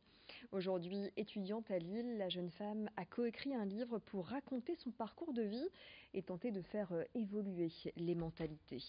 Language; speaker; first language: French; native; French